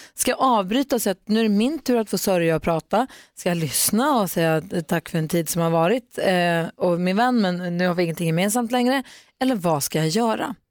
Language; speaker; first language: Swedish; native; Swedish